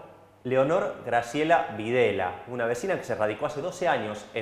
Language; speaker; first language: Spanish; native; Spanish